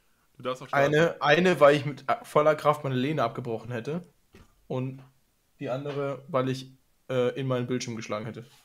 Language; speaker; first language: German; native; German